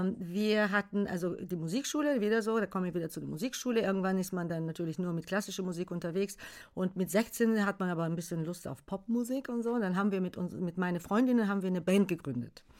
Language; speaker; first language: German; non-native, fluent; Bulgarian